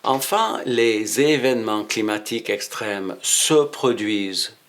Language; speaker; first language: French; non-native, fluent; English